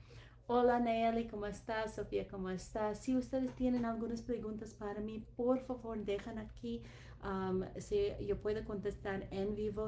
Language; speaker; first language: Spanish; non-native, learner; English